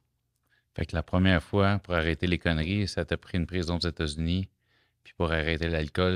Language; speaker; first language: French; native; French